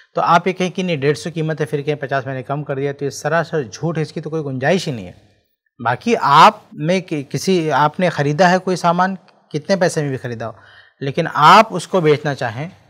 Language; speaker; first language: Hindi; native; Hindi